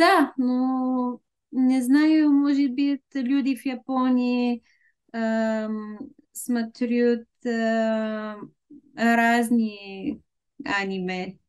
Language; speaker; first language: Russian; non-native, learner; Bulgarian